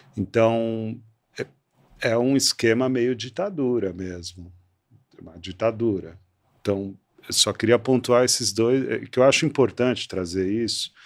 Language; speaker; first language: Portuguese; early bilingual, other home language; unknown